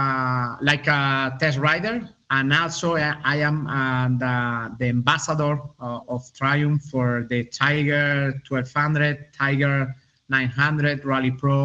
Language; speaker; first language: English; non-native, learner; Spanish